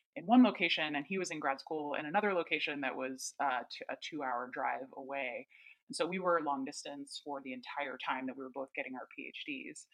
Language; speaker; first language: English; native; English